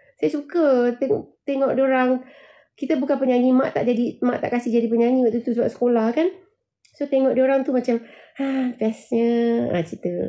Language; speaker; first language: Malay; native; Malay